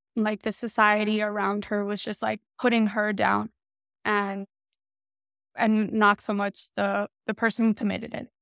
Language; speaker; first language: English; early bilingual, other home language; Hindi